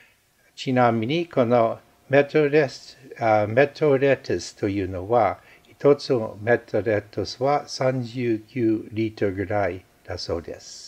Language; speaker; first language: Japanese; non-native, fluent; English